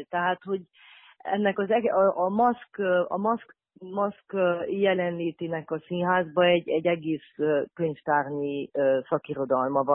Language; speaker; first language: Hungarian; native; Hungarian